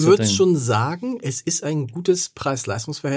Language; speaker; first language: German; native; German